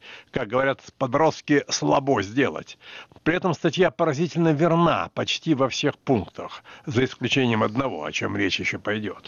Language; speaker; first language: Russian; native; Russian